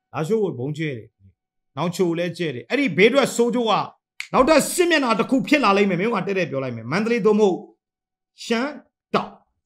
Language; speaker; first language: Burmese; non-native, local second language; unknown